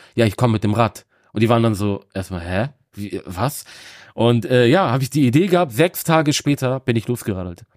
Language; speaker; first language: German; native; German